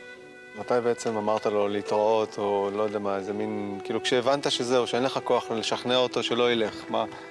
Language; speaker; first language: Hebrew; native; Hebrew